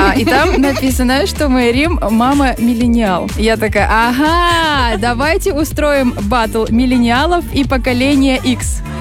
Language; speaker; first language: Russian; native; Russian